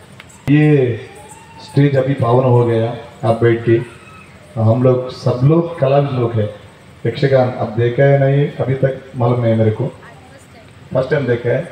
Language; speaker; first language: Hindi; non-native, local second language; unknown